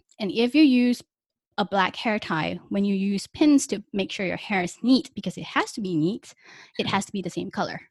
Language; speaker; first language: English; non-native, local second language; Chinese